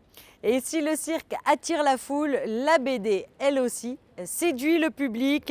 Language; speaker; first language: French; native; French